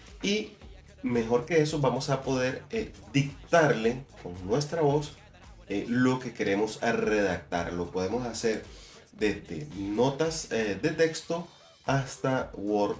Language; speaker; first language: Spanish; native; Spanish